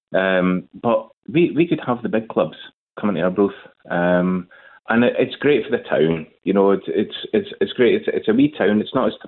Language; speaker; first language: English; native; English